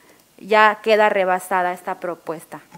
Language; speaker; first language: Spanish; native; Spanish